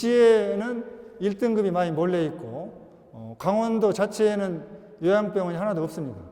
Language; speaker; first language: Korean; native; Korean